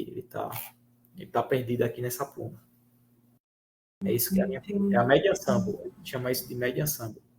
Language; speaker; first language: Portuguese; native; Portuguese